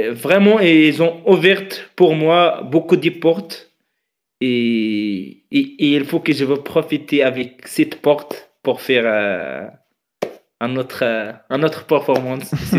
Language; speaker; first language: French; non-native, learner; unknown